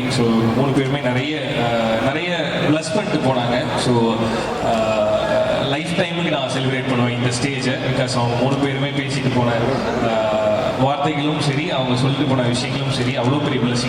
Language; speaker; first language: Tamil; native; Tamil